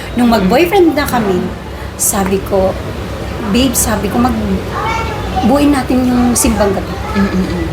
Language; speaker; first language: Filipino; native; Filipino